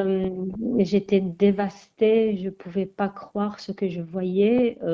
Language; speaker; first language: French; non-native, fluent; Armenian